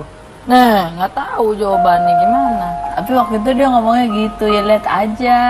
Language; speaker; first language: Indonesian; native; Indonesian